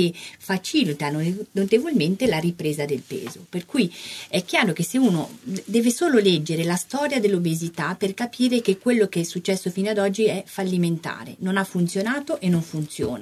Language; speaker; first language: Italian; native; Italian